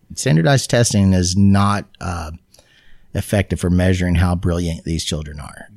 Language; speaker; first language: English; native; English